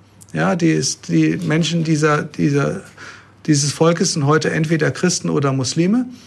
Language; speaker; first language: German; native; German